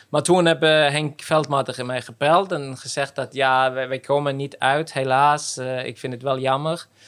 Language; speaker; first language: Dutch; non-native, fluent; Norwegian